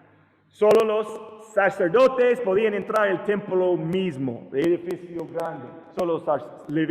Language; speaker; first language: Spanish; non-native, learner; English